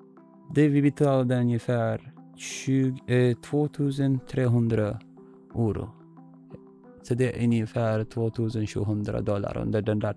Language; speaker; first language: Swedish; non-native, learner; Arabic